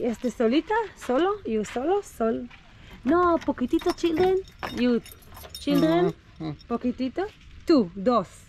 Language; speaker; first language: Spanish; non-native, learner; Hebrew